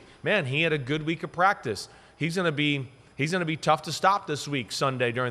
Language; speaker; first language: English; native; English